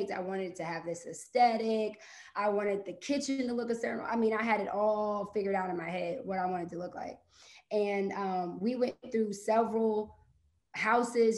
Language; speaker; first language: English; native; English